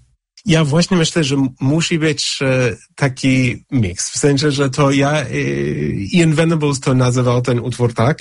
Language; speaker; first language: Polish; non-native, fluent; English